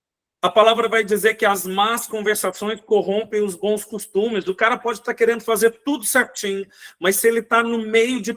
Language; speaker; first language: Portuguese; native; Portuguese